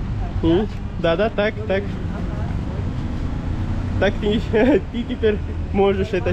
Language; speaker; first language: Russian; non-native, learner; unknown